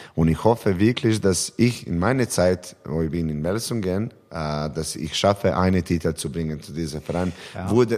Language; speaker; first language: German; non-native, learner; Serbian